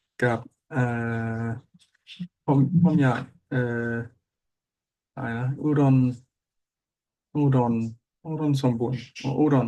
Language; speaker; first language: Thai; non-native, learner; English